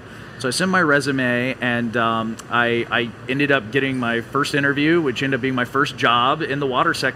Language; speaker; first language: English; native; English